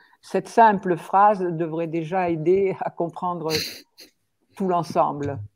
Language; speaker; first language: French; native; French